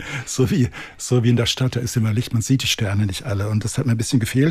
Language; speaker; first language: German; native; German